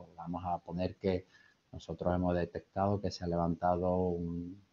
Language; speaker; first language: Spanish; native; Spanish